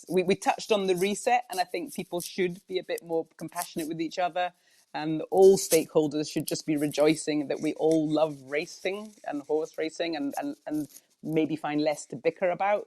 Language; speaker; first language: English; native; English